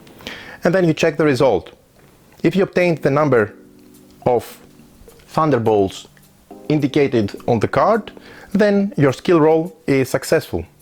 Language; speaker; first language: English; non-native, fluent; Greek